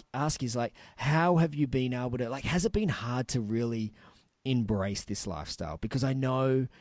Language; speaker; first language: English; native; English